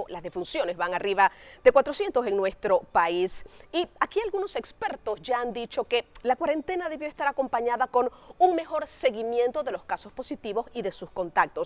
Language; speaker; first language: Spanish; native; Spanish